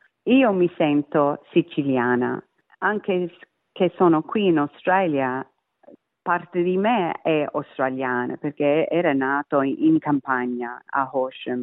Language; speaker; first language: Italian; early bilingual, heritage; Italian